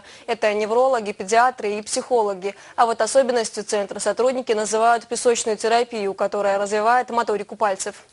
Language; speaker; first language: Russian; native; Russian